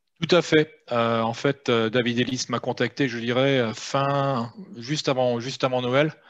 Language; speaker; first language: French; native; French